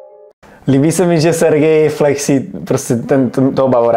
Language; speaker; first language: Czech; native; Czech